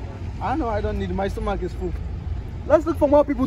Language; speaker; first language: English; non-native, learner; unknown